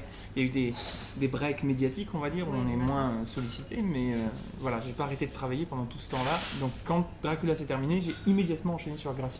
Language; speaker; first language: French; native; French